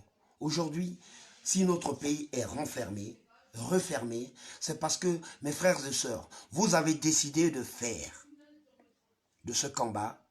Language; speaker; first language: French; non-native, local second language; Lingala